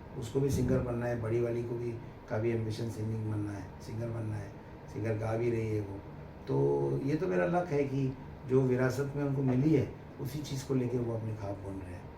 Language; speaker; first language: Hindi; non-native, local second language; Bangla